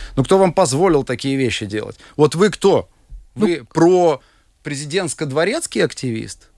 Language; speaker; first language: Russian; native; Russian